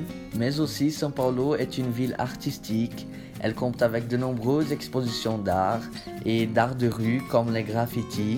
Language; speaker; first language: French; non-native, fluent; Portuguese